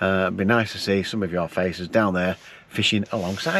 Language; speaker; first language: English; native; English